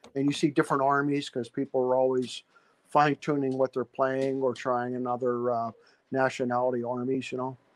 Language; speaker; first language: English; native; English